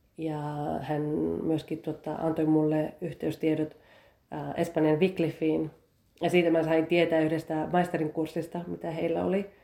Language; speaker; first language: Finnish; early bilingual, heritage; Finnish